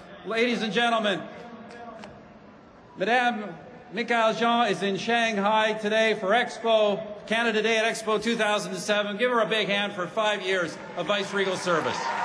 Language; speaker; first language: English; native; English